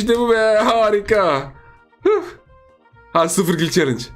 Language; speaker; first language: Turkish; native; Turkish